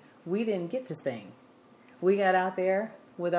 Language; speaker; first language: English; native; English